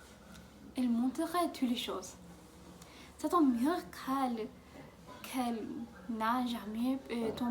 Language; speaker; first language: French; non-native, learner; English